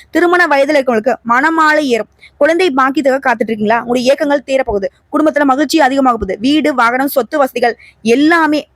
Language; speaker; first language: Tamil; native; Tamil